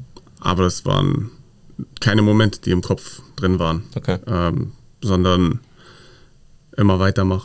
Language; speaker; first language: German; native; German